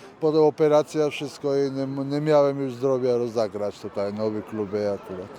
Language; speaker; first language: Polish; non-native, learner; Georgian